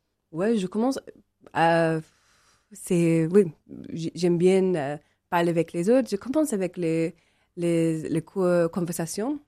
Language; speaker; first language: French; non-native, learner; English